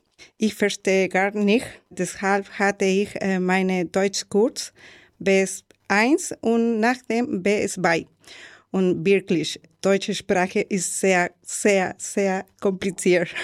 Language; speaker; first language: German; non-native, learner; Spanish